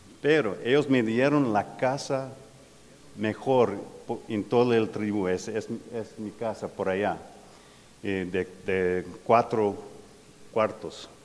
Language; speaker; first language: Spanish; non-native, learner; English